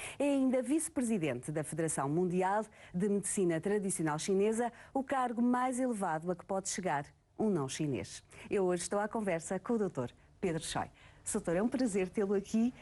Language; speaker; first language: Portuguese; native; Portuguese